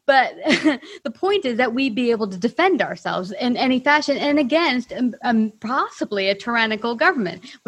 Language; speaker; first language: English; native; English